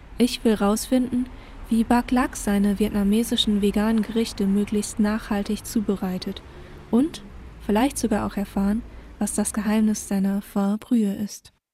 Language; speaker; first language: German; early bilingual, other home language; Vietnamese